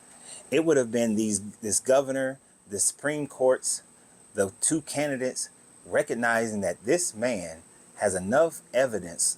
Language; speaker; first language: English; native; English